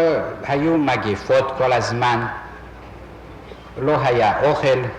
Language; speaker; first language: Hebrew; non-native, fluent; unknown